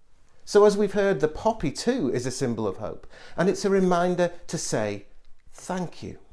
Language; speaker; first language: English; native; English